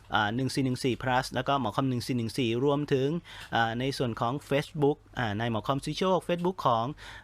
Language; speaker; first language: Thai; native; Thai